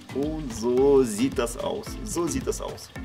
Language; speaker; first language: German; non-native, learner; Russian